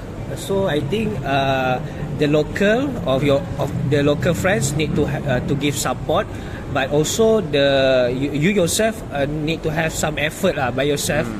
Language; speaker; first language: English; non-native, local second language; Malay